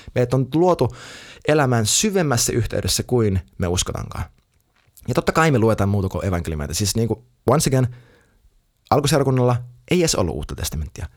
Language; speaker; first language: Finnish; native; Finnish